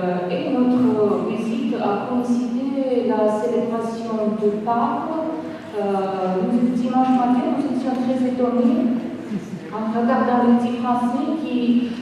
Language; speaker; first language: French; non-native, fluent; Georgian